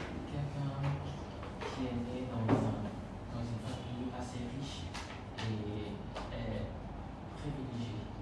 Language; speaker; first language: French; non-native, fluent; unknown